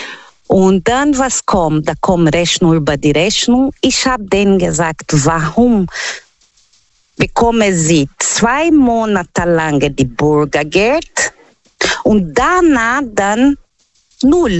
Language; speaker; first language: German; non-native, learner; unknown